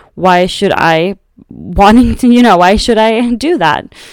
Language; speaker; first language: English; non-native, fluent; Swedish